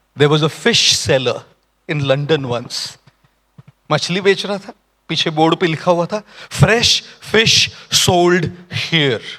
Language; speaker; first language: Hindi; non-native, local second language; Marathi